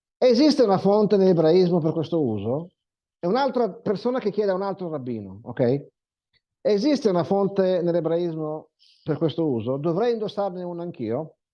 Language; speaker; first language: Italian; non-native, fluent; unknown